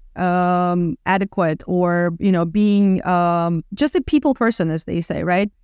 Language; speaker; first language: English; non-native, fluent; Russian